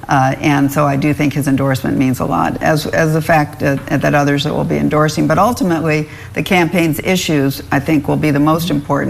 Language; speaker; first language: English; native; English